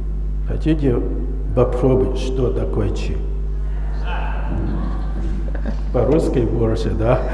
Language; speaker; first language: Russian; non-native, learner; Chinese